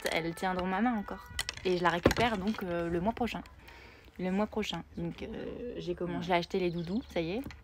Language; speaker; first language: French; native; French